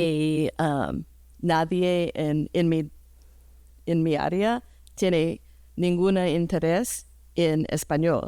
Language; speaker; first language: Spanish; early bilingual, heritage; English